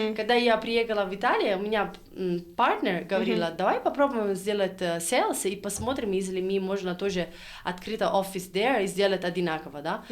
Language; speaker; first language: Russian; non-native, learner; Italian